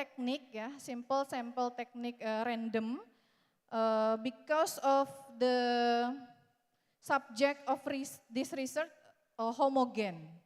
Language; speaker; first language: English; non-native, learner; Indonesian